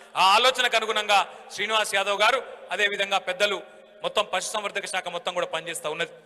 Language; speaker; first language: Telugu; native; Telugu